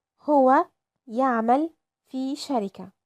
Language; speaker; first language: Arabic; native; Arabic